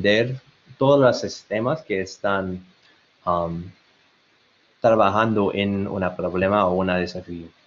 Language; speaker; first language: Spanish; non-native, learner; English